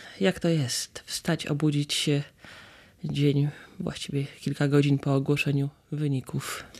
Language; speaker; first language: Polish; native; Polish